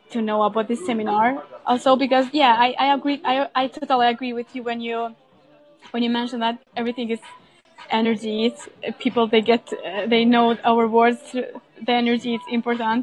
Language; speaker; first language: English; non-native, fluent; Albanian